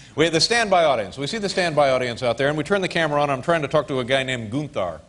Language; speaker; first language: English; native; English